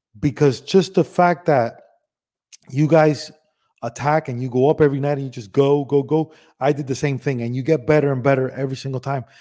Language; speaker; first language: English; early bilingual, other home language; Spanish